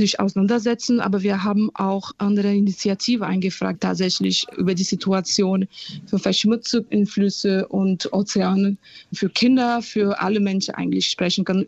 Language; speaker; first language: German; non-native, fluent; Portuguese